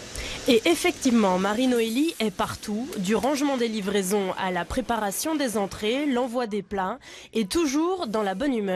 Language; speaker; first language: French; native; French